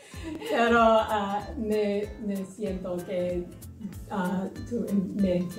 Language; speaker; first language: Spanish; non-native, learner; English